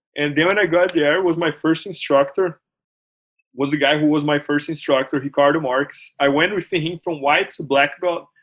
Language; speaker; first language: English; non-native, fluent; Portuguese